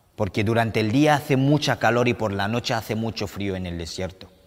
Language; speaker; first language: Spanish; non-native, fluent; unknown